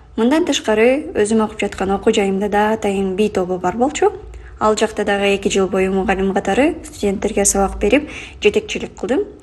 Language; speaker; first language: Kyrgyz; native; Kyrgyz